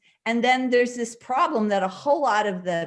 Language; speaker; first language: English; native; English